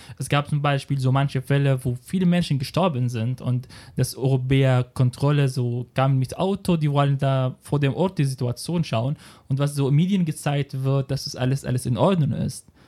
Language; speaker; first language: German; non-native, fluent; Arabic